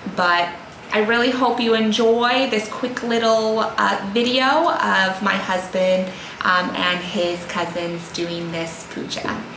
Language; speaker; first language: English; native; English